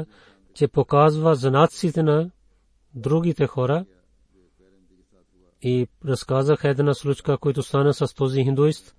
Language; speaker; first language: Bulgarian; non-native, fluent; Urdu